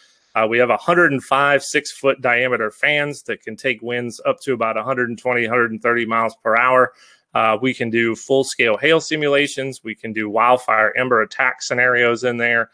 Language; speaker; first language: English; native; English